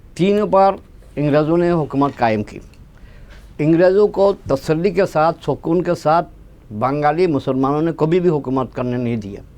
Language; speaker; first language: Urdu; non-native, local second language; Bangla